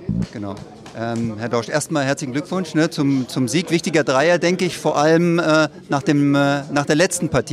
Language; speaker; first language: German; native; German